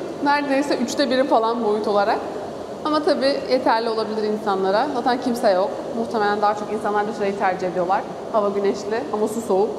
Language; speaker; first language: Turkish; native; Turkish